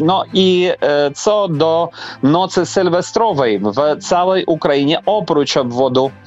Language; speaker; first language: Polish; non-native, fluent; Ukrainian